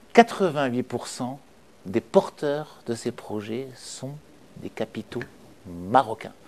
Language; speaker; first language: French; non-native, local second language; Arabic